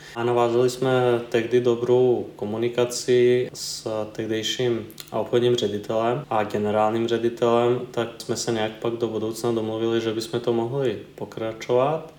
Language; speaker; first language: Czech; non-native, fluent; Serbian